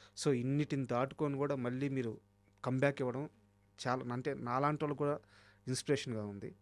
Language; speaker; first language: Telugu; native; Telugu